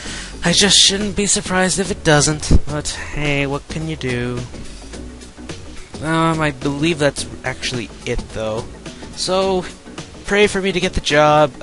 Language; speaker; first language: English; native; English